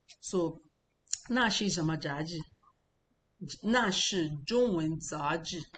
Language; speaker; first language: Chinese; non-native, learner; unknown